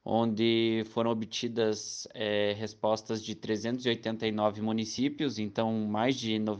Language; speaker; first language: Portuguese; native; Portuguese